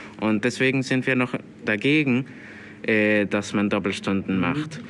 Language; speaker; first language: German; non-native, learner; Spanish